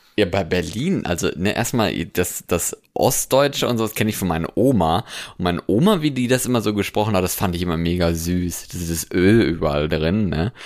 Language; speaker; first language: German; native; German